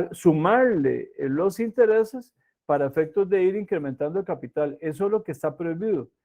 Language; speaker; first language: Spanish; native; Spanish